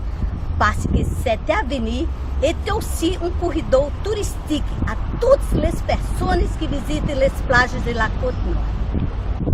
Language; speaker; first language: French; non-native, learner; Portuguese